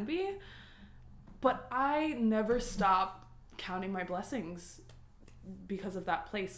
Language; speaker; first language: English; early bilingual, other home language; Spanish